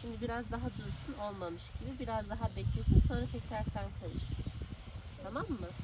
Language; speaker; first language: Turkish; native; Turkish